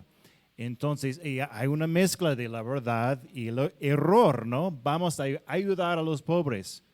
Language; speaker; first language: Spanish; non-native, fluent; English